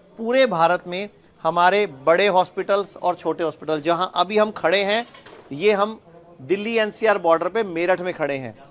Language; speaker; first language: Hindi; native; Hindi